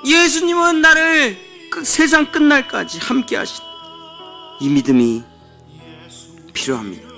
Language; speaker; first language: Korean; native; Korean